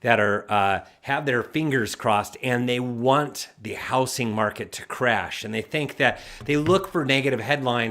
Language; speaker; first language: English; native; English